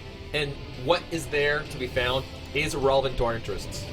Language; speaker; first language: English; native; English